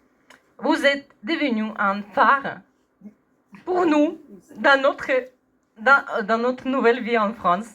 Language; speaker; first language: French; non-native, learner; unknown